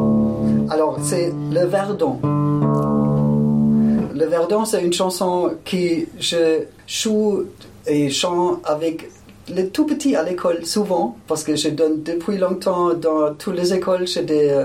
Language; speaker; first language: French; non-native, fluent; German